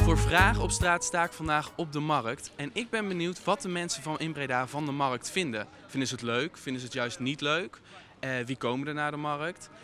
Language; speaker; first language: Dutch; native; Dutch